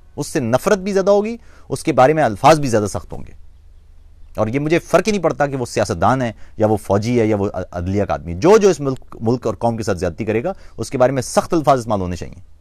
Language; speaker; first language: Urdu; non-native, local second language; Punjabi